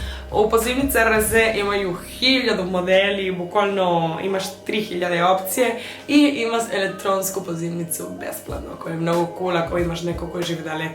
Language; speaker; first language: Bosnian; non-native, fluent; Spanish